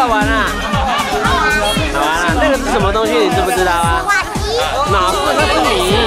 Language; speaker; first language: Chinese; native; Chinese